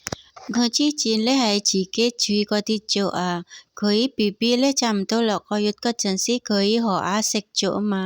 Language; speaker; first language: Cantonese; non-native, learner; Indonesian